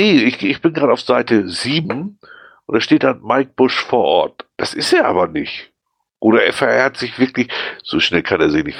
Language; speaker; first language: German; native; German